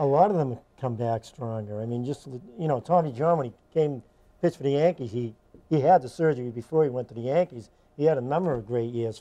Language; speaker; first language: English; native; English